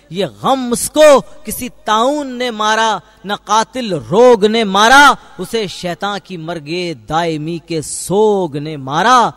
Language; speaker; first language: Urdu; native; Urdu